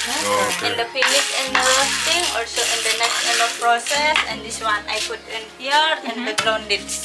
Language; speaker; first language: English; non-native, learner; Indonesian